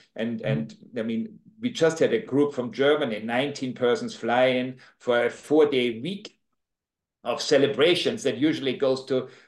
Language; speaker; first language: English; non-native, fluent; German